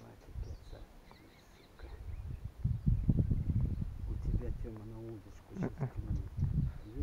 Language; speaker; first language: Russian; native; Russian